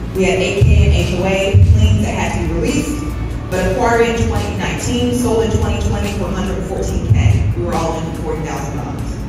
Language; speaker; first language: English; native; English